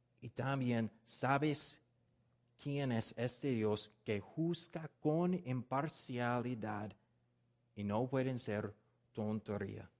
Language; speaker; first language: Spanish; non-native, learner; English